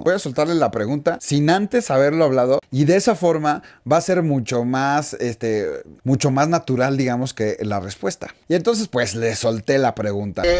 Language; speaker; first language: Spanish; native; Spanish